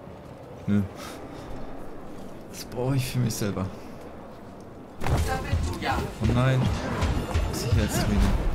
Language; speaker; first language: German; native; German